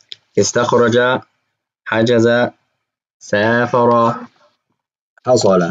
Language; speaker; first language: Arabic; non-native, fluent; English